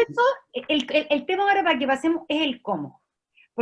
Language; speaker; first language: Spanish; native; Spanish